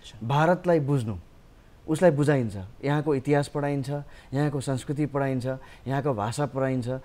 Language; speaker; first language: Nepali; native; Nepali